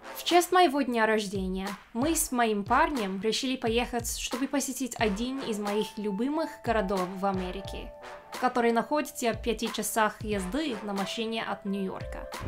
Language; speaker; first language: Russian; non-native, learner; English